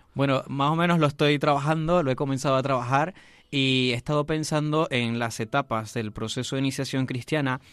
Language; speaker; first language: Spanish; native; Spanish